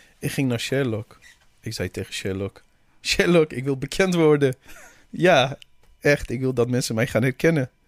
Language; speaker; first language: Dutch; early bilingual, other home language; Persian